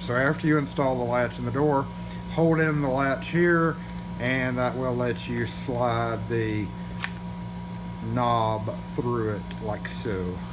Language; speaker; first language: English; native; English